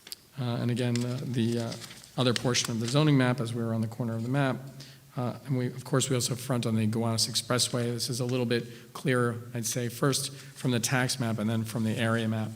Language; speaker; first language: English; native; English